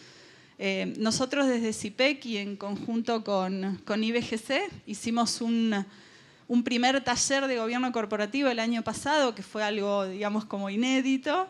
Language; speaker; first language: Spanish; native; Spanish